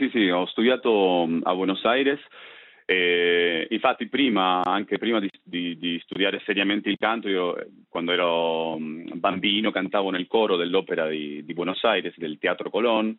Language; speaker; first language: Italian; non-native, fluent; Spanish